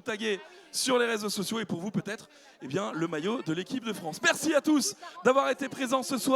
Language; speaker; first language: French; native; French